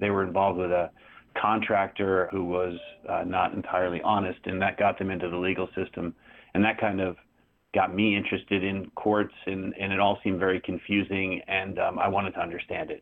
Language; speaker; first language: English; native; English